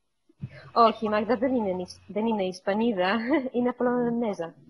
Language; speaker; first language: Greek; non-native, learner; Polish